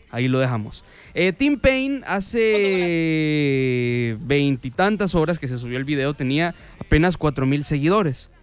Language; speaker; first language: Spanish; native; Spanish